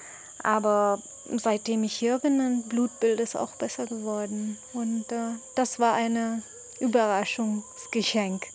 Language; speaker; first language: German; non-native, fluent; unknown